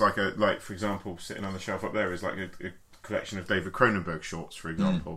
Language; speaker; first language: English; native; English